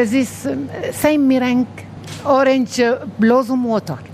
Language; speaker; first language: English; non-native, learner; Arabic